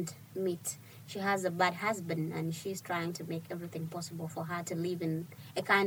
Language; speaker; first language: English; non-native, fluent; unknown